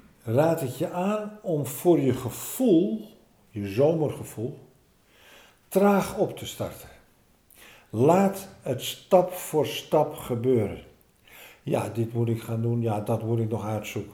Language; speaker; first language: Dutch; native; Dutch